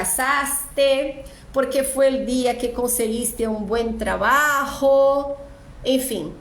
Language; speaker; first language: Spanish; non-native, fluent; Portuguese